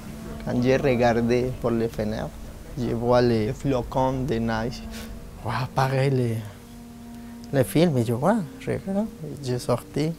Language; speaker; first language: French; non-native, learner; Spanish